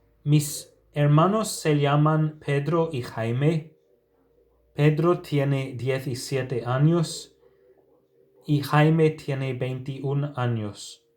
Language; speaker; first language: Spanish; non-native, fluent; English